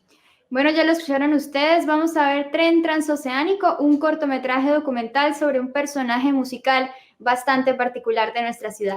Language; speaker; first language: Spanish; native; Spanish